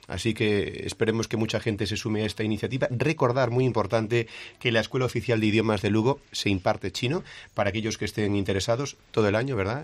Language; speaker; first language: Spanish; native; Spanish